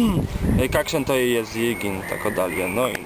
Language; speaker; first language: Slovenian; non-native, fluent; Polish